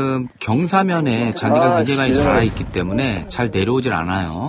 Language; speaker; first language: Korean; native; Korean